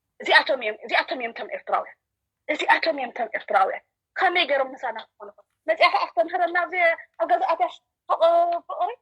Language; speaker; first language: Tigrinya; native; Tigrinya